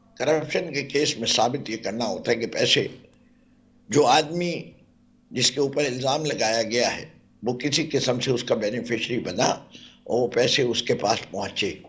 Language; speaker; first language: Urdu; native; Urdu